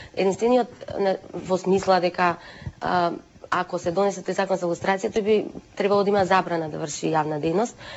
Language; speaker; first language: Macedonian; native; Macedonian